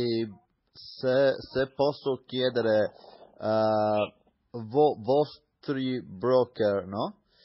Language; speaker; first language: Italian; non-native, learner; English